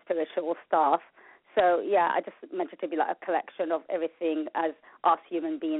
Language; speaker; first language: English; native; English